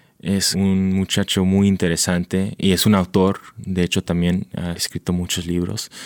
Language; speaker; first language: Spanish; early bilingual, heritage; Spanish